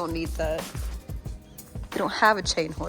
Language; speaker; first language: English; native; English